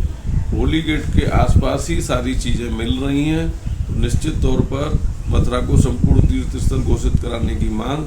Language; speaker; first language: Hindi; native; Hindi